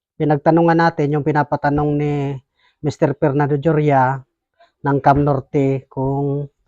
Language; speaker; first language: Filipino; non-native, local second language; Bikol